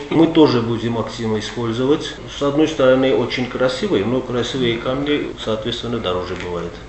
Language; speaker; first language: Russian; non-native, local second language; Armenian